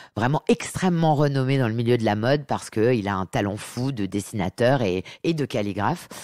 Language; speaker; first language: French; native; French